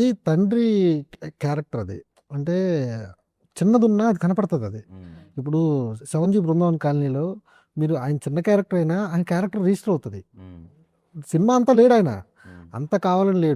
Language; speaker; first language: Telugu; native; Telugu